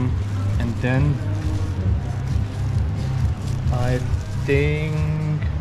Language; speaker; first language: English; non-native, fluent; German